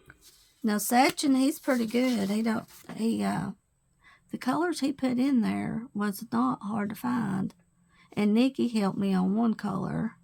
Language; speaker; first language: English; native; English